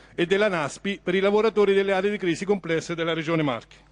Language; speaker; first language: Italian; native; Italian